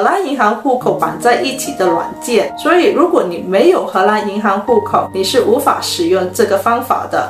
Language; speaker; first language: Chinese; native; Chinese